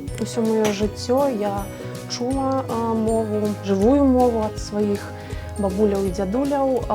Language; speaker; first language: Belarusian; non-native, local second language; Russian